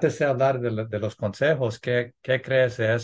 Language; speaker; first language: Spanish; early bilingual, heritage; English